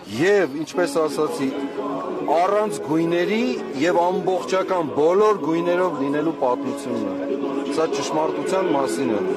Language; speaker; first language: Armenian; native; Armenian